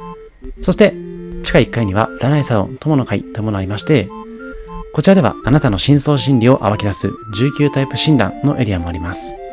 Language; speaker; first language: Japanese; native; Japanese